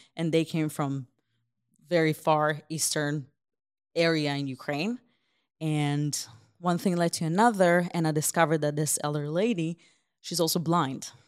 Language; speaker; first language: English; non-native, fluent; Hebrew